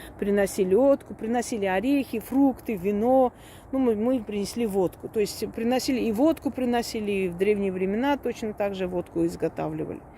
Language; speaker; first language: Russian; non-native, local second language; Armenian